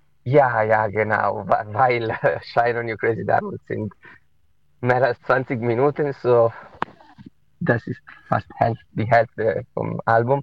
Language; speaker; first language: German; non-native, local second language; Italian